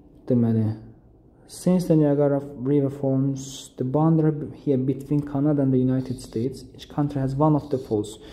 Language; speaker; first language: English; non-native, fluent; Azerbaijani